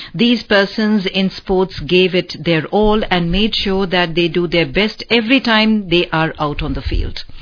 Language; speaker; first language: English; non-native, local second language; Hindi